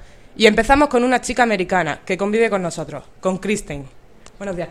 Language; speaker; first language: Spanish; native; Spanish